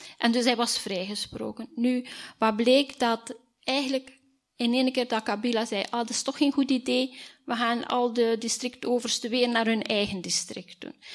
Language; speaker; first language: Dutch; native; Dutch